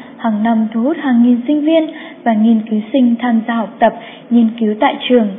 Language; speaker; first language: Vietnamese; native; Vietnamese